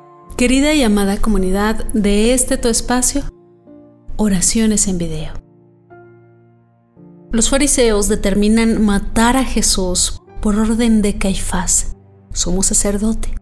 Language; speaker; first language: Spanish; native; Spanish